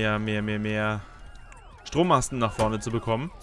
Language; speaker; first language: German; native; German